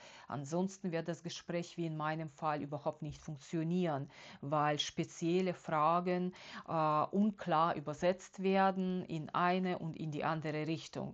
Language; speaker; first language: German; non-native, fluent; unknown